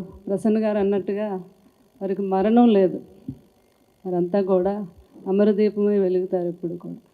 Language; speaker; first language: Telugu; native; Telugu